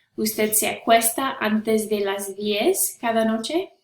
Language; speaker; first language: Spanish; non-native, fluent; English